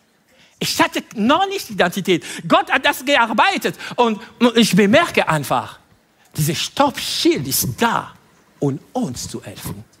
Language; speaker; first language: German; non-native, fluent; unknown